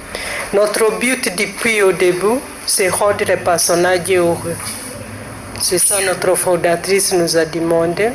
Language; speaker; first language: French; non-native, fluent; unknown